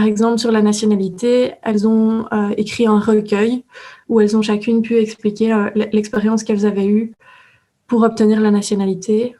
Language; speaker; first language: French; native; French